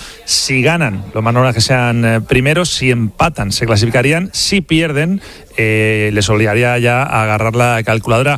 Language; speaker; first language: Spanish; native; Spanish